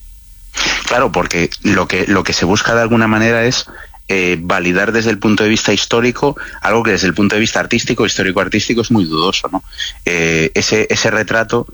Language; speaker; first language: Spanish; native; Spanish